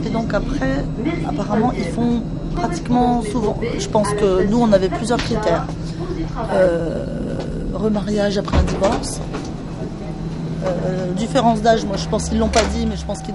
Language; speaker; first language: French; native; French